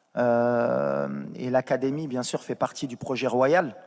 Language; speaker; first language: French; native; French